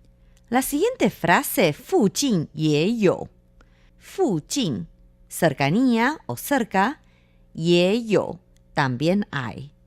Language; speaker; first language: Spanish; non-native, fluent; Chinese